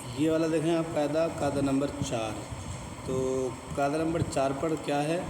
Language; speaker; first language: Urdu; native; Urdu